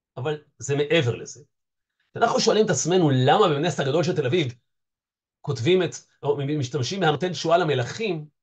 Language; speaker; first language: Hebrew; native; Hebrew